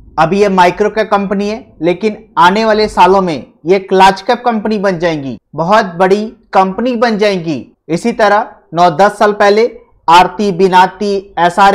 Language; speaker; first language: Hindi; native; Hindi